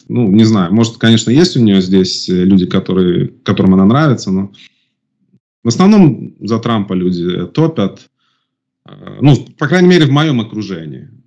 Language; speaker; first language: Russian; native; Russian